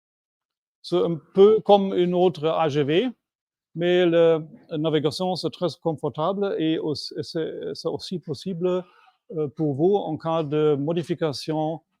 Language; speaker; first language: French; non-native, fluent; German